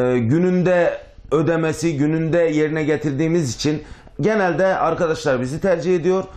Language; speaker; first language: Turkish; native; Turkish